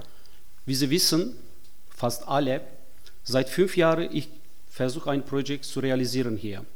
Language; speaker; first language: German; non-native, fluent; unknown